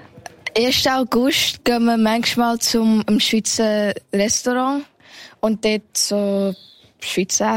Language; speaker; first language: German; early bilingual, heritage; Thai